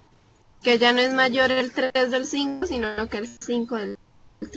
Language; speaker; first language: Spanish; native; Spanish